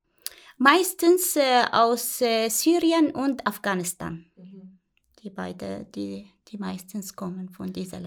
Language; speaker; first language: German; non-native, learner; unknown